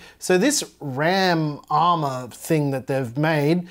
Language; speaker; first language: English; native; English